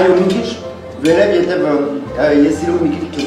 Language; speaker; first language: Armenian; non-native, learner; French